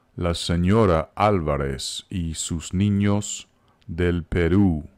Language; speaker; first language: Spanish; non-native, fluent; English